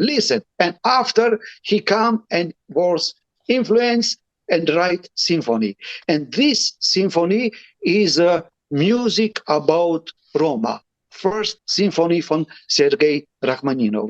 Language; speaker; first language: English; non-native, learner; Romany